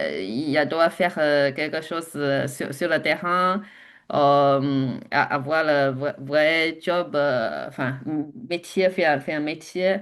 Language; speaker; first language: French; non-native, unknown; Chinese